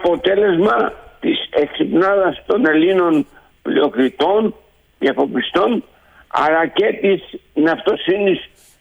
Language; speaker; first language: Greek; native; Greek